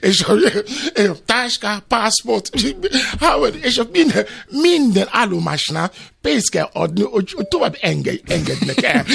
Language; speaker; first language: Hungarian; non-native, learner; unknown